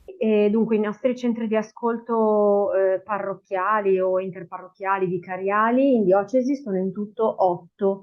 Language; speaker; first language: Italian; native; Italian